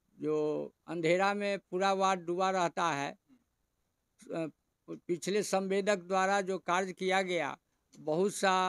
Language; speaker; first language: Hindi; native; Hindi